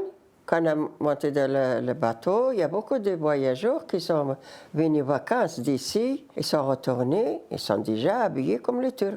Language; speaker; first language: French; non-native, learner; Riffian